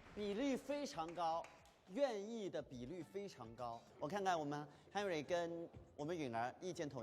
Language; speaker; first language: Chinese; native; Chinese